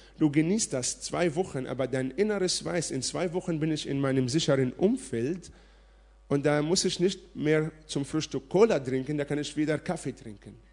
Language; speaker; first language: German; non-native, fluent; Arabic